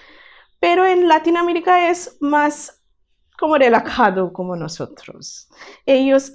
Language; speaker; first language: Spanish; non-native, learner; Bangla